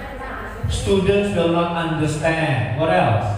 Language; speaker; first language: English; non-native, fluent; Indonesian